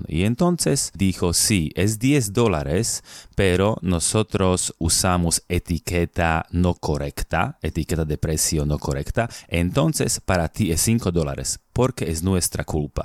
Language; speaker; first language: Spanish; non-native, fluent; Slovak